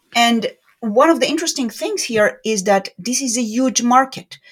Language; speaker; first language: English; non-native, fluent; Hebrew